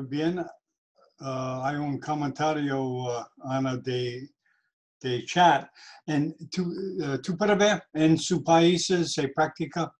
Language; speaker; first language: Spanish; non-native, learner; English